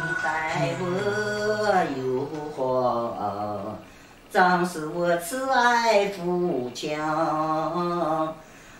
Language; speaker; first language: Chinese; native; Chinese